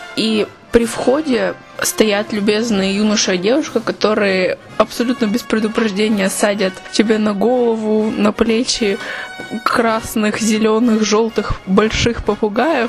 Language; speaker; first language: Russian; native; Russian